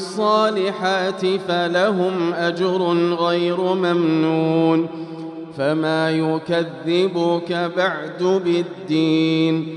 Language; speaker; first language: Arabic; native; Arabic